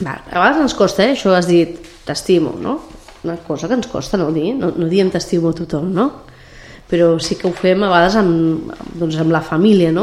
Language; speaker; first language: Catalan; native; Catalan